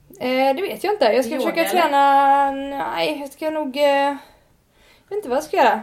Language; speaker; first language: Swedish; native; Swedish